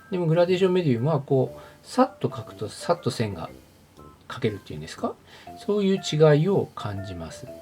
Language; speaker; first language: Japanese; native; Japanese